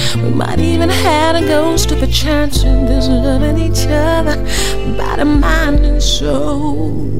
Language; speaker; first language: English; native; English